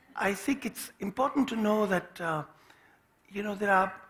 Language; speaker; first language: English; non-native, local second language; Hindi